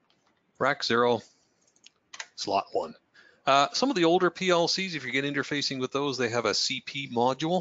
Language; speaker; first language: English; native; English